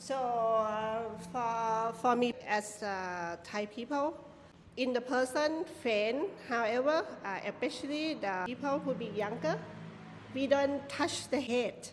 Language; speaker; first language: English; non-native, learner; Thai